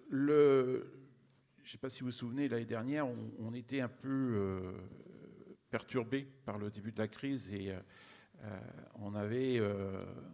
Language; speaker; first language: French; native; French